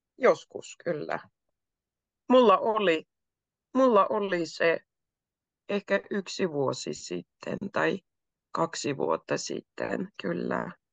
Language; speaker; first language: Finnish; native; Finnish